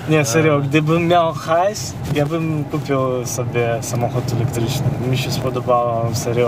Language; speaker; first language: Polish; non-native, fluent; Ukrainian